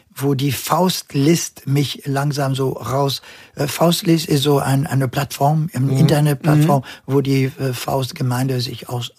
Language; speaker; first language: German; non-native, fluent; French